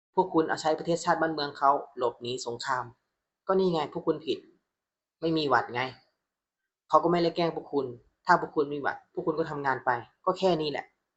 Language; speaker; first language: Thai; non-native, fluent; Burmese